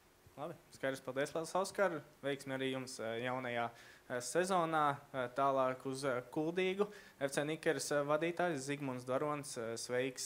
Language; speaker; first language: Latvian; native; Latvian